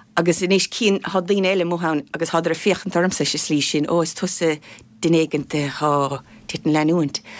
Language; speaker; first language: Irish; non-native, local second language; English